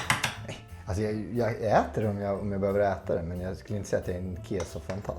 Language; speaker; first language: Swedish; native; Swedish